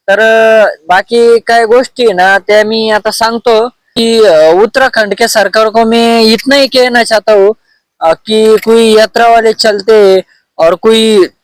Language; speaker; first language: Hindi; non-native, local second language; Marathi